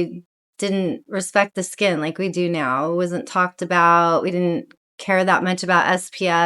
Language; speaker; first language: English; native; English